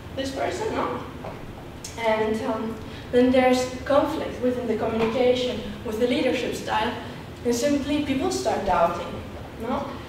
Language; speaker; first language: English; non-native, fluent; German